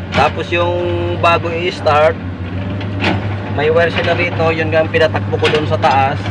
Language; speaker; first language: Filipino; native; Filipino